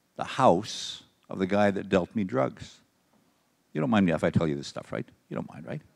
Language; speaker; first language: English; native; English